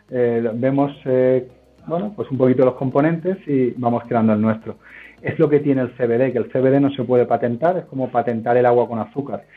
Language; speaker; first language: Spanish; native; Spanish